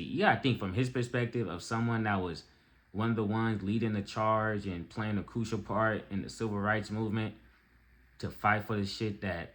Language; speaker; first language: English; native; English